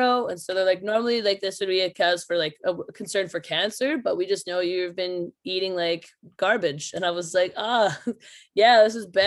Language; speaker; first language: English; native; English